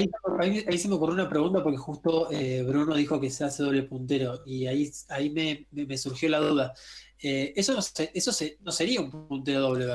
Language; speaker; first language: Spanish; native; Spanish